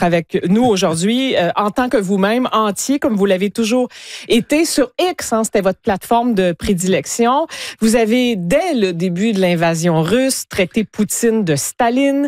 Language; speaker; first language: French; native; French